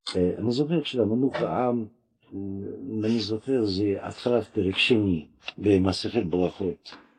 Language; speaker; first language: Hebrew; non-native, fluent; French